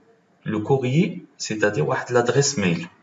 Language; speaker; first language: French; non-native, local second language; Arabic